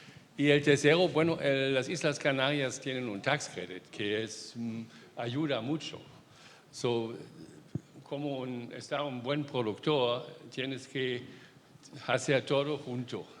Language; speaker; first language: Spanish; non-native, fluent; German